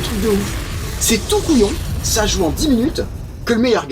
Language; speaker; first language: French; native; French